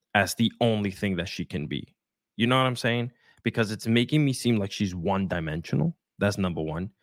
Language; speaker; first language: English; non-native, fluent; Spanish